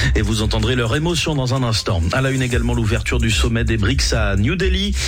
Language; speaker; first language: French; native; French